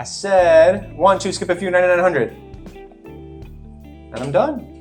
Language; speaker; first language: English; native; English